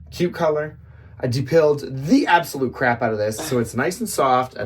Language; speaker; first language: English; native; English